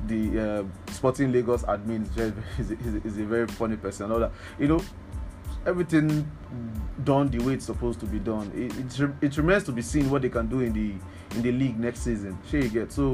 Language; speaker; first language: English; non-native, local second language; Yoruba